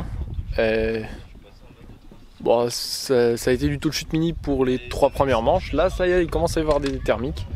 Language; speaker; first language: French; native; French